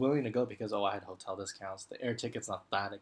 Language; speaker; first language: English; non-native, local second language; Cantonese